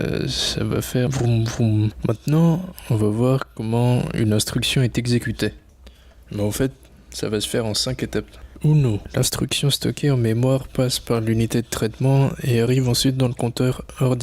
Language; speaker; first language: French; native; French